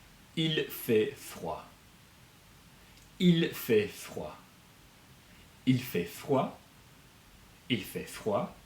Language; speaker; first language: French; non-native, fluent; English